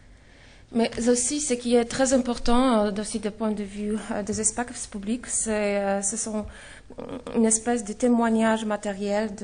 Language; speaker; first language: French; non-native, fluent; Polish